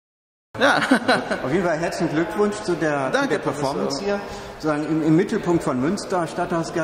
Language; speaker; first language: German; native; German